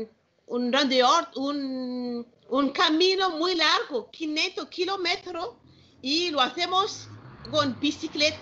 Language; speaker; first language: Spanish; non-native, learner; Malagasy